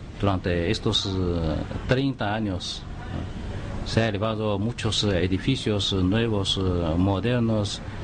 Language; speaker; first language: Spanish; non-native, fluent; Chinese